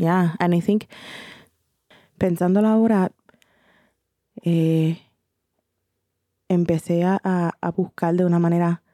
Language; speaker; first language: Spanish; early bilingual, heritage; Spanish